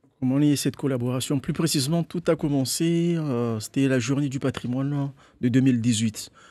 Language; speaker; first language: French; non-native, local second language; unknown